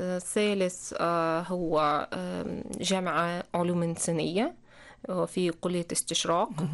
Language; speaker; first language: Arabic; non-native, fluent; Russian